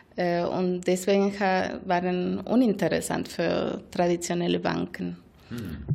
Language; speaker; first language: German; non-native, fluent; Spanish